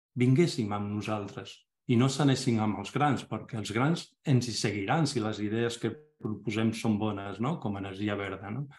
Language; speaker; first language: Catalan; non-native, local second language; Spanish